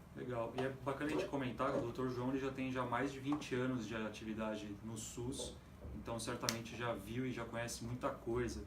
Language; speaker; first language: Portuguese; native; Portuguese